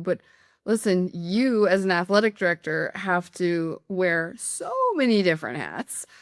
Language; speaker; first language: English; native; English